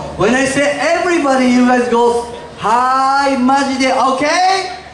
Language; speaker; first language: English; non-native, fluent; Japanese